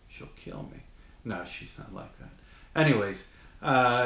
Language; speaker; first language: English; native; English